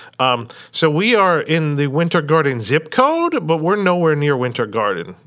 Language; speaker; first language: English; native; English